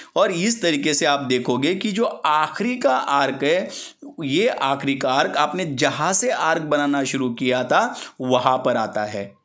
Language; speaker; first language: Hindi; non-native, local second language; Marathi